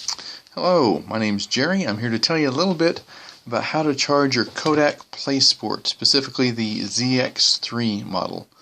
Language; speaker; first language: English; native; English